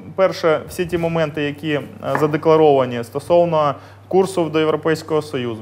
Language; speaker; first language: Ukrainian; non-native, local second language; Russian